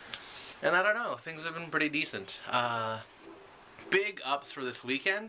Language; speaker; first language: English; native; English